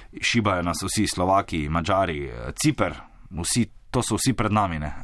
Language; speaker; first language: Slovenian; native; Slovenian